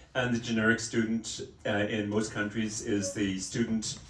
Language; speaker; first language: English; native; English